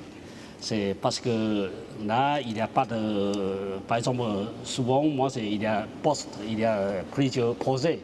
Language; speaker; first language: French; non-native, learner; Chinese